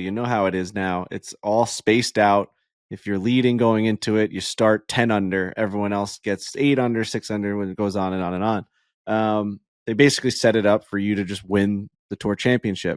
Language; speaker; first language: English; native; English